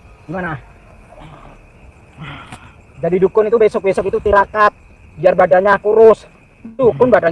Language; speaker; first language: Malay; non-native, local second language; Javanese